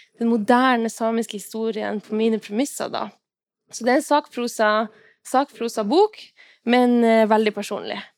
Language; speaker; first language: Norwegian; non-native, local second language; Northern Sami